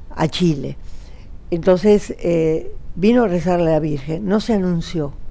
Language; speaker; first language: Spanish; native; Spanish